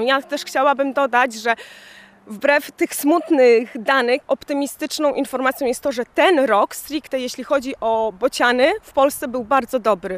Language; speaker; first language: Polish; native; Polish